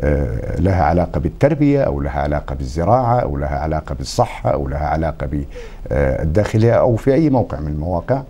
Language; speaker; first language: Arabic; native; Arabic